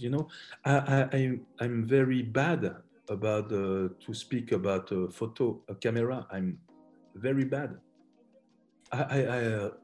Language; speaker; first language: English; non-native, learner; French